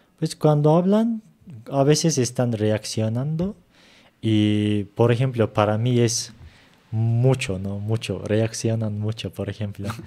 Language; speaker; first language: Spanish; non-native, fluent; Turkish